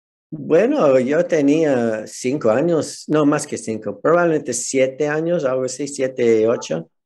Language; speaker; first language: Spanish; non-native, fluent; English